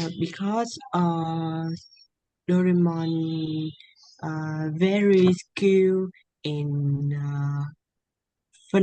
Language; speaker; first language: English; non-native, learner; Vietnamese